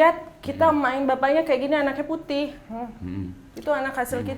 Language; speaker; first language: Indonesian; native; Indonesian